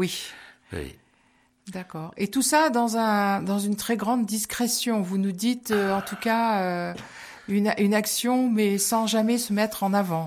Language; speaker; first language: French; native; French